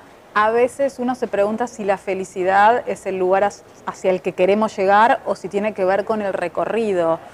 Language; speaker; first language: Spanish; native; Spanish